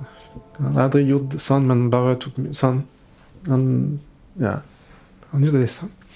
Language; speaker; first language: Norwegian; non-native, fluent; French